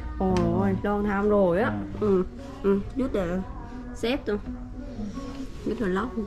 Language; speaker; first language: Vietnamese; non-native, learner; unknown